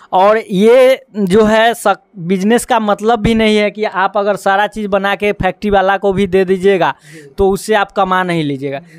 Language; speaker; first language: Hindi; native; Hindi